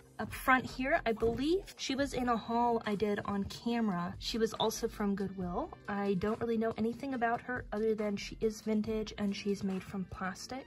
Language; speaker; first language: English; native; English